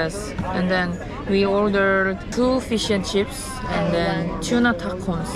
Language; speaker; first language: English; non-native, learner; Korean